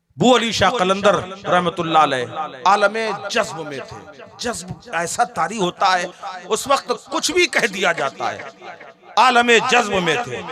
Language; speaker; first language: Urdu; native; Urdu